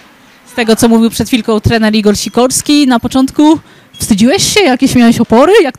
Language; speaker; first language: Polish; native; Polish